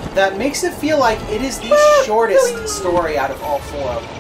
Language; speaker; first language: English; native; English